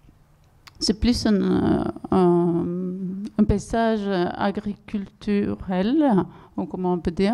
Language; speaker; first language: French; non-native, fluent; Swedish